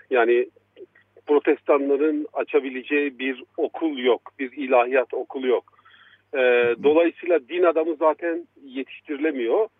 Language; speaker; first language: Turkish; native; Turkish